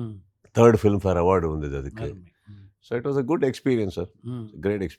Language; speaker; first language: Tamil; non-native, learner; Kannada